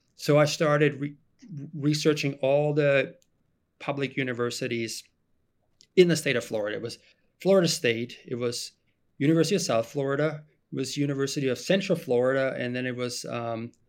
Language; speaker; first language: English; non-native, fluent; German